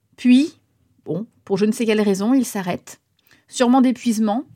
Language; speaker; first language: French; native; French